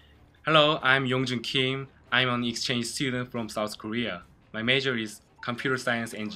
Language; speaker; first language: English; non-native, learner; Korean